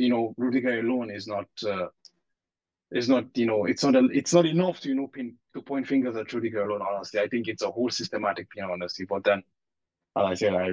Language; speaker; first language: English; non-native, local second language; Hausa